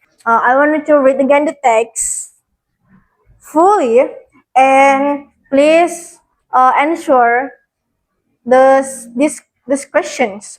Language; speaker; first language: English; non-native, learner; Indonesian